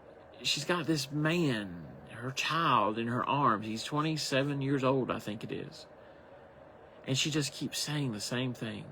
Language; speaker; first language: English; native; English